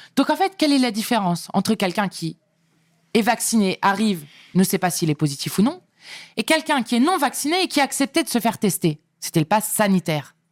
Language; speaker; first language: French; native; French